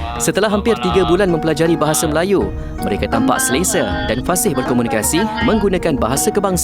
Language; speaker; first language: Malay; native; Malay